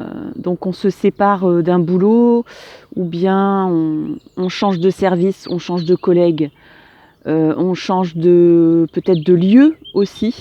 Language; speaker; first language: French; native; French